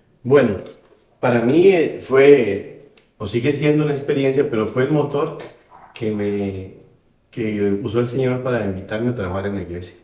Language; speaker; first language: Spanish; native; Spanish